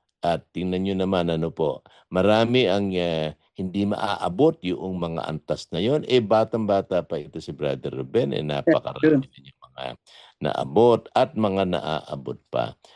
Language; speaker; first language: Filipino; native; Filipino